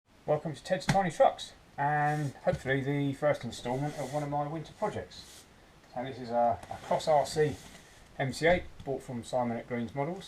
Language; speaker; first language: English; native; English